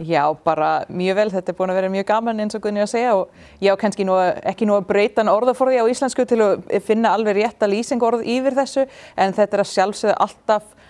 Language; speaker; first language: Icelandic; non-native, learner; English